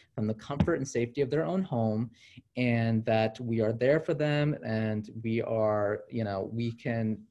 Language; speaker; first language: English; native; English